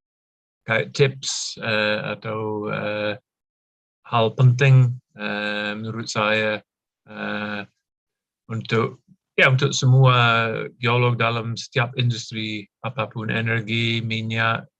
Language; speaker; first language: Indonesian; non-native, fluent; English